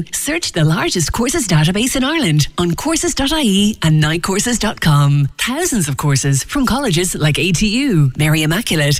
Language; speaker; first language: English; native; English